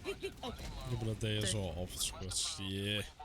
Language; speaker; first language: Icelandic; native; Icelandic